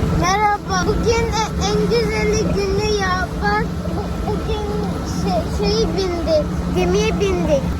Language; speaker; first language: Turkish; early bilingual, heritage; Turkish